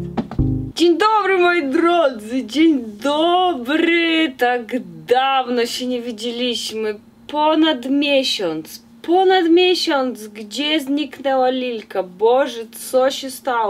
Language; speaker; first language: Polish; non-native, fluent; Russian